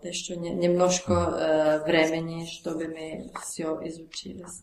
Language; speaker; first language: Russian; non-native, learner; Czech